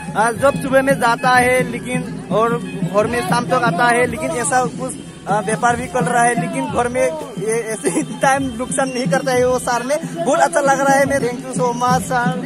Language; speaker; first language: Hindi; non-native, local second language; Assamese